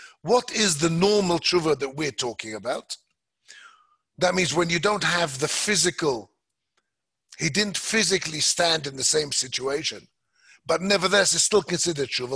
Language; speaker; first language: English; native; English